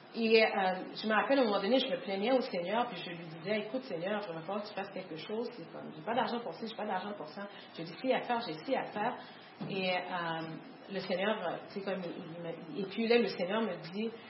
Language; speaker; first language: French; native; French